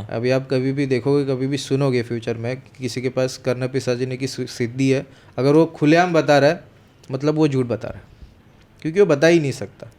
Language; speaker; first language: Hindi; non-native, local second language; Marathi